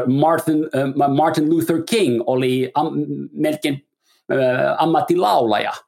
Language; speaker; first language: Finnish; non-native, fluent; English